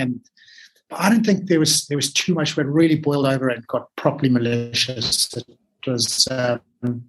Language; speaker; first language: English; native; English